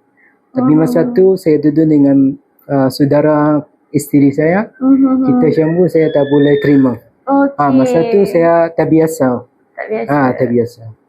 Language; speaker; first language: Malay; non-native, fluent; Arabic